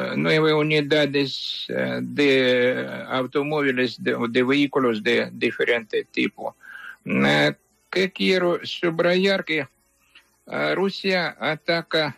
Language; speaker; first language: Spanish; non-native, fluent; Ukrainian